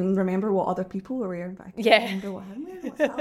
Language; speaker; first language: English; native; English